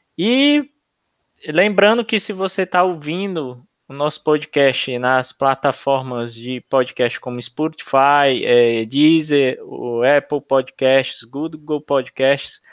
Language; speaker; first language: Portuguese; native; Portuguese